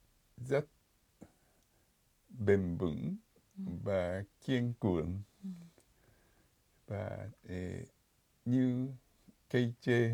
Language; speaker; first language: Vietnamese; non-native, fluent; Japanese